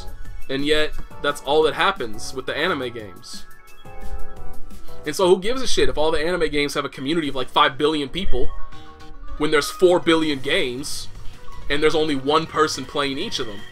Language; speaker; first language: English; native; English